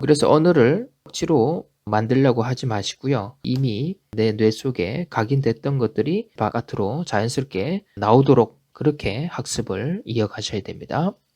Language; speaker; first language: Korean; native; Korean